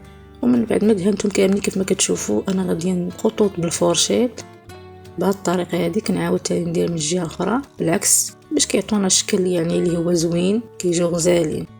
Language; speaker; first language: Arabic; native; Arabic